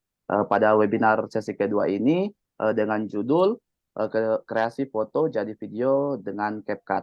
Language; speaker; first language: Indonesian; native; Indonesian